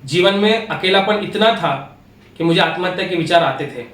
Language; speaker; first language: Hindi; non-native, local second language; Marathi